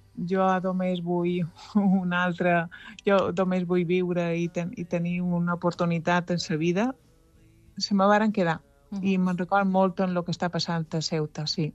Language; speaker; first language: Catalan; native; Catalan